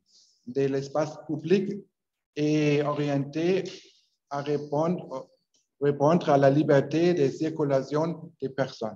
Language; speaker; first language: French; non-native, learner; Spanish